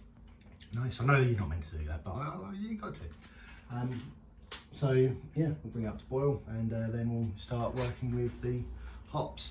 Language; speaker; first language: English; native; English